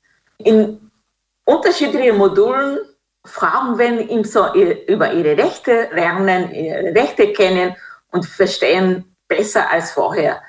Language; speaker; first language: German; non-native, fluent; Kinyarwanda